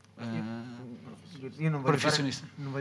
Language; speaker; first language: Italian; non-native, fluent; Portuguese